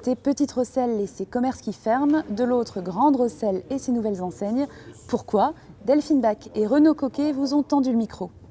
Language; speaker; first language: French; native; French